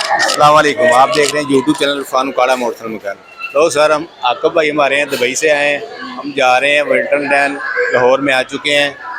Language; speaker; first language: Urdu; non-native, local second language; Punjabi